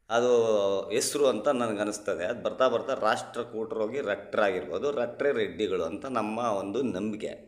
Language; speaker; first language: Kannada; non-native, local second language; Telugu